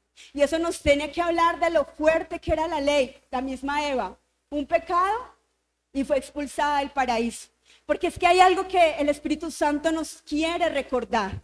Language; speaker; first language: Spanish; native; Spanish